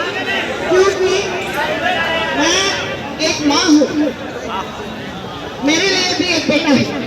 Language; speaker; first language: Hindi; non-native, local second language; Telugu